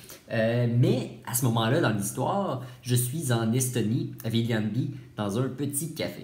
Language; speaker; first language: French; native; French